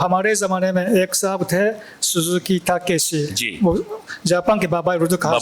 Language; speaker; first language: Hindi; non-native, fluent; Japanese